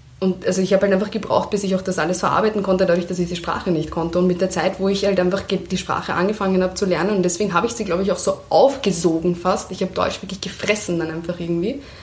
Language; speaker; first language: German; early bilingual, other home language; Persian